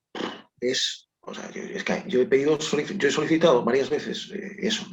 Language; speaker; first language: Spanish; non-native, local second language; Galician